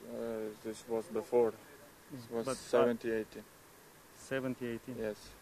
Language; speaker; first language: English; non-native, learner; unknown